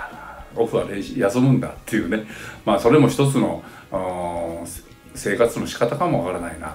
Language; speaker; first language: Japanese; native; Japanese